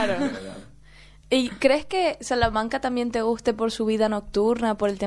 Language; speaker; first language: Spanish; native; Spanish